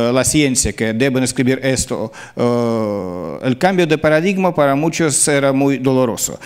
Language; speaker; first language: Spanish; non-native, fluent; Russian